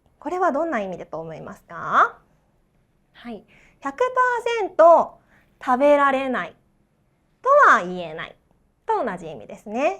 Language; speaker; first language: Japanese; non-native, fluent; Chinese